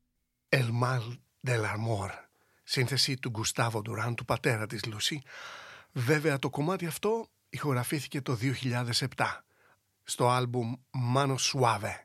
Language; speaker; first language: Greek; native; Greek